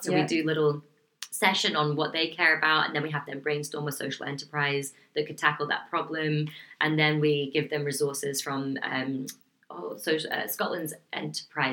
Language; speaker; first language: English; native; English